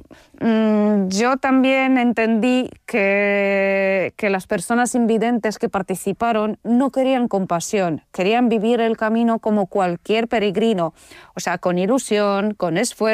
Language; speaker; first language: Spanish; non-native, fluent; Polish